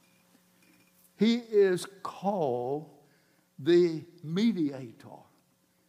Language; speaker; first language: English; native; English